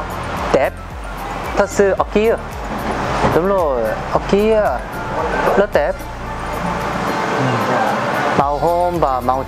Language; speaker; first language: Vietnamese; non-native, learner; Korean